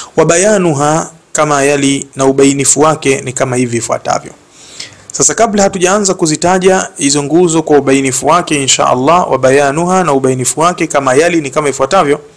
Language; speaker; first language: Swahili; native; Swahili